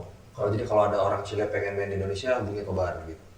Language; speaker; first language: Indonesian; native; Indonesian